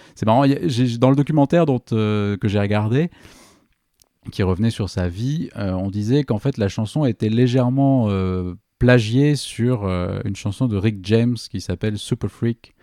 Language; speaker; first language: French; native; French